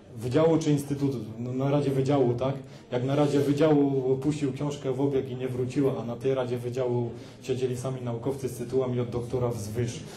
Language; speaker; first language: Polish; native; Polish